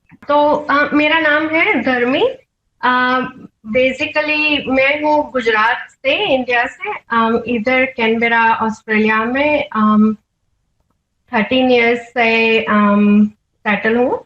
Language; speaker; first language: Hindi; non-native, local second language; Gujarati